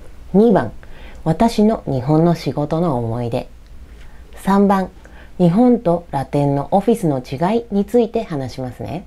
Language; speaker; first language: Japanese; non-native, fluent; Spanish